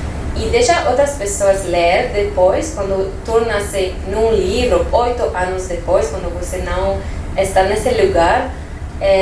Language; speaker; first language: Portuguese; non-native, fluent; French